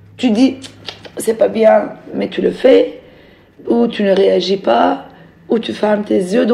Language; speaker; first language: French; non-native, fluent; Turkish